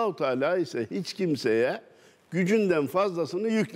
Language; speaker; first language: Turkish; native; Turkish